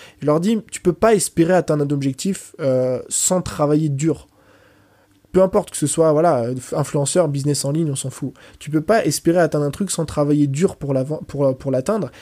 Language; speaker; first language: French; early bilingual, other home language; Portuguese